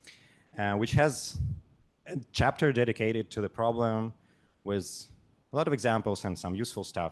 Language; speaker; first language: English; non-native, fluent; Russian